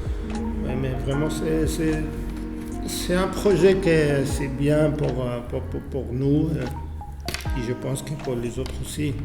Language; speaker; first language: French; non-native, learner; Arabic